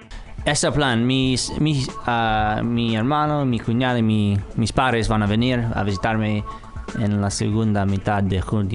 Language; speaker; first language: Spanish; non-native, fluent; English